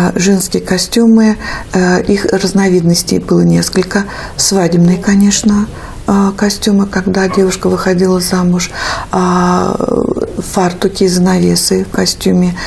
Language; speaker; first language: Russian; native; Russian